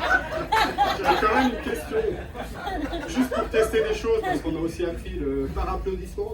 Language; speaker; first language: French; native; French